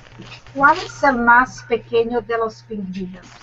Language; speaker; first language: Spanish; non-native, learner; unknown